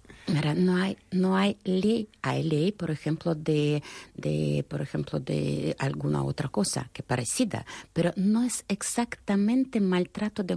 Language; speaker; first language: Spanish; non-native, fluent; Russian